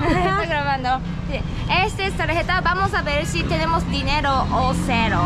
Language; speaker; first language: Spanish; non-native, learner; Japanese